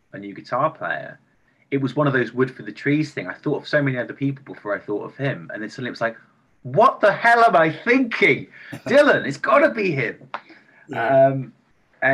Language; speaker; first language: English; native; English